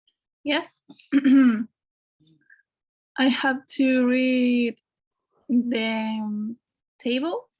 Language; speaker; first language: English; non-native, fluent; Spanish